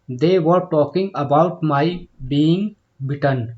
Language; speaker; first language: English; non-native, local second language; Hindi